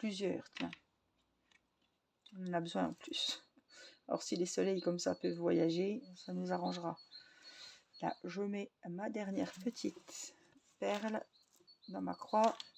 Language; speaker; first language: French; native; French